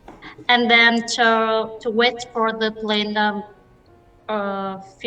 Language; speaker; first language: English; non-native, learner; Vietnamese